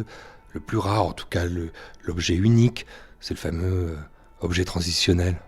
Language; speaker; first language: French; native; French